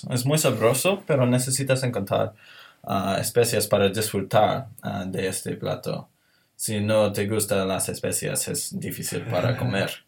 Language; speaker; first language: Spanish; non-native, learner; English